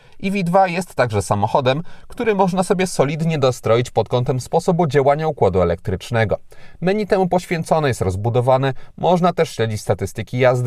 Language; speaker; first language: Polish; native; Polish